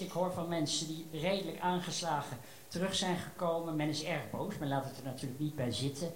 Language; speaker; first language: Dutch; native; Dutch